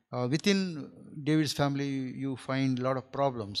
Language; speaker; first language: English; non-native, local second language; Kannada